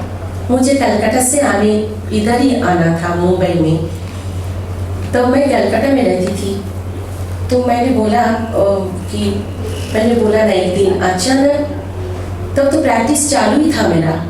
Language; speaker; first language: Hindi; non-native, local second language; Bangla